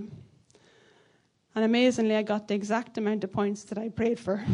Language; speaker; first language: English; native; English